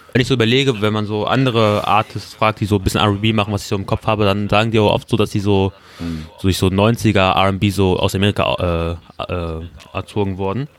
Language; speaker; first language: German; early bilingual, other home language; Turkish